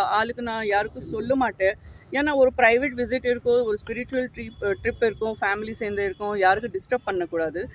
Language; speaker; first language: Tamil; non-native, learner; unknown